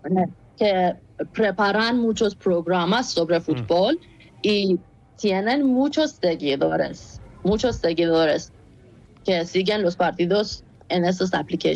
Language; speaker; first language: Spanish; non-native, fluent; Persian